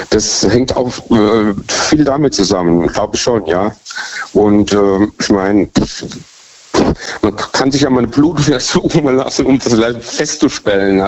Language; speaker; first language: German; native; German